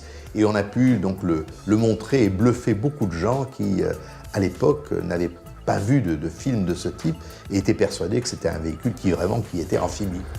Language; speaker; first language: French; native; French